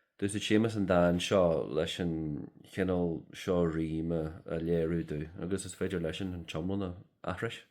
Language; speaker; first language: Irish; non-native, local second language; English